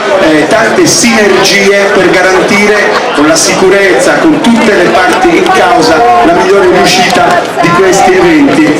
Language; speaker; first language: Italian; native; Italian